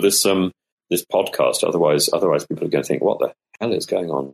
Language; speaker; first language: English; native; English